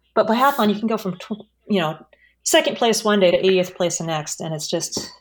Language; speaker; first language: English; native; English